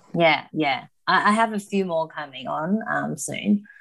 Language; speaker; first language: English; early bilingual, other home language; Japanese